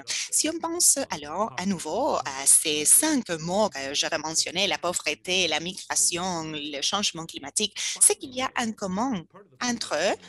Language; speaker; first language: French; non-native, fluent; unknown